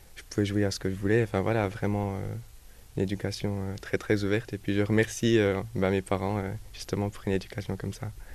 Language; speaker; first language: French; native; French